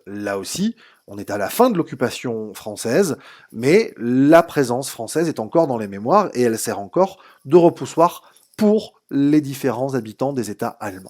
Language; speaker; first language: French; native; French